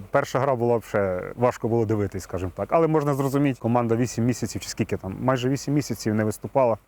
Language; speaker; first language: Ukrainian; native; Ukrainian